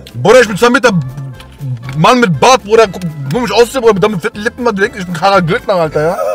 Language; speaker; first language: German; early bilingual, other home language; Arabic